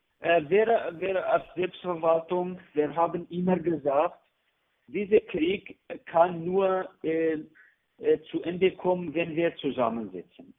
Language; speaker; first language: German; non-native, learner; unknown